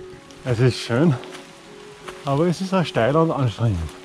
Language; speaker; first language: German; native; German